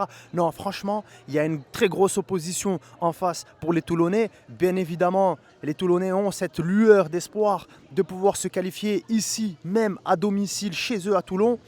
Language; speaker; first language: French; native; French